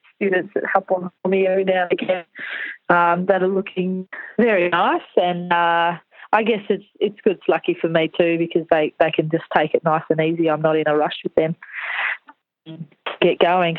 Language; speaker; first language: English; native; English